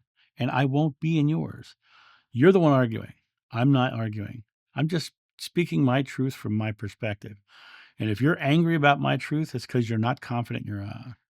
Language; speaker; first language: English; native; English